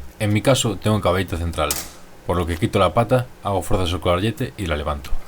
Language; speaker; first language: Spanish; native; Spanish